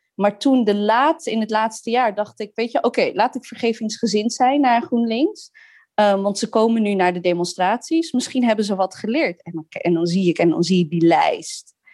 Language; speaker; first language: Dutch; early bilingual, other home language; Arabic